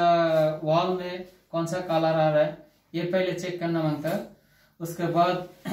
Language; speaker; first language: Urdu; non-native, local second language; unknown